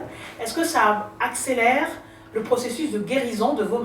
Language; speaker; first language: French; native; French